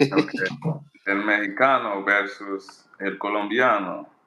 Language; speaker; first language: Spanish; non-native, learner; English